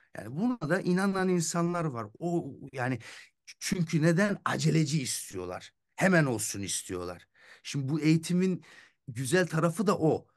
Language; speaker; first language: Turkish; early bilingual, heritage; Turkish